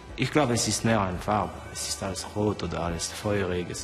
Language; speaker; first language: German; non-native, fluent; Estonian